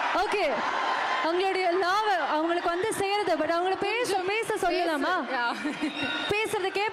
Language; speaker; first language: Tamil; native; Tamil